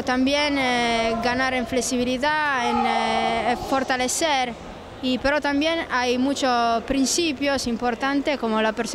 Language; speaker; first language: Spanish; non-native, fluent; Italian